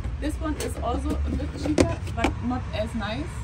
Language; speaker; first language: English; non-native, fluent; German